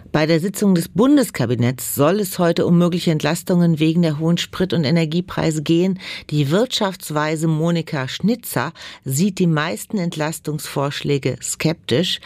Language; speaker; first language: German; native; German